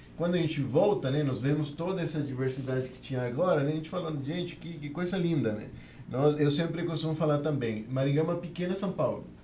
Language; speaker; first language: Portuguese; non-native, fluent; Spanish